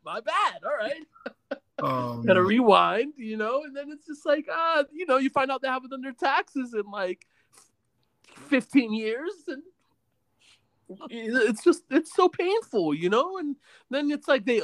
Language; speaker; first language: English; early bilingual, other home language; Spanish